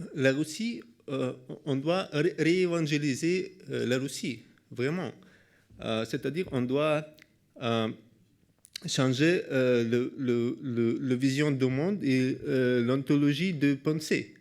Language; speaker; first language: French; non-native, learner; Russian